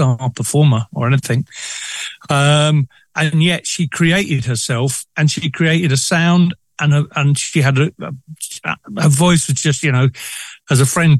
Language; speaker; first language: English; native; English